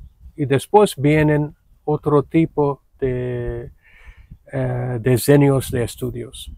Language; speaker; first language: Spanish; non-native, fluent; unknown